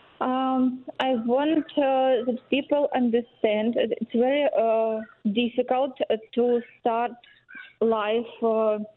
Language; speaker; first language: English; non-native, learner; Ukrainian